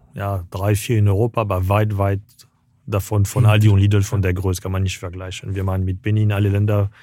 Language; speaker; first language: German; non-native, fluent; French